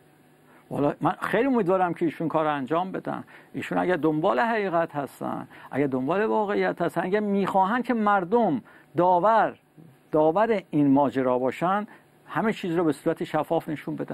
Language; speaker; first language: Persian; native; Persian